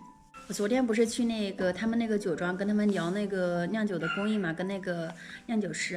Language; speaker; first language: Chinese; native; Chinese